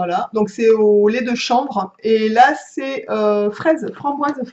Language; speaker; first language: French; native; French